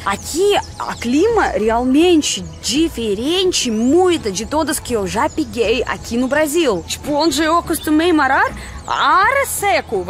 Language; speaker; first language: Portuguese; non-native, fluent; Russian